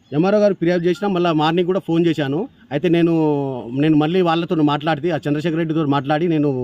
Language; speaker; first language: Telugu; non-native, local second language; Lambadi